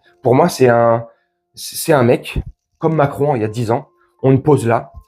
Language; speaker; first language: French; native; French